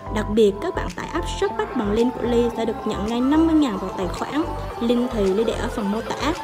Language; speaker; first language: Vietnamese; native; Vietnamese